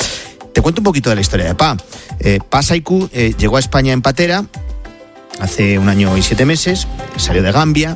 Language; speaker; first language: Spanish; native; Spanish